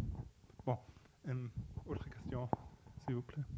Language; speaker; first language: French; non-native, fluent; Spanish